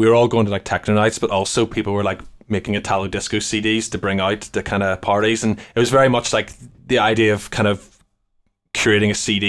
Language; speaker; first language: English; native; English